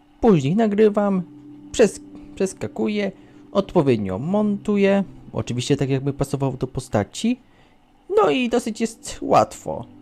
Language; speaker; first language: Polish; native; Polish